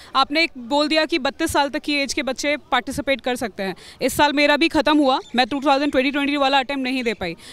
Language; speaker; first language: Hindi; native; Hindi